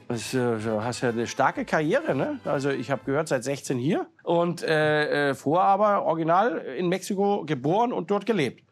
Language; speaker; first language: German; native; German